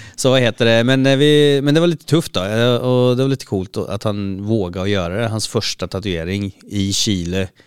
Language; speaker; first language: Swedish; early bilingual, other home language; Spanish